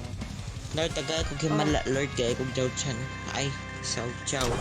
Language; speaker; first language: Filipino; native; Filipino